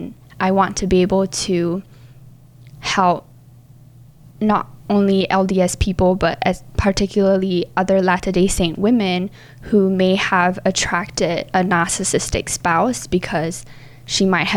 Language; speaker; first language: English; native; English